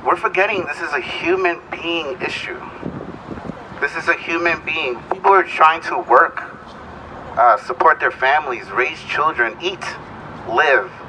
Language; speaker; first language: English; early bilingual, other home language; Spanish